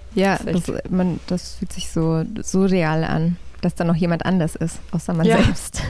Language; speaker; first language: German; early bilingual, other home language; Polish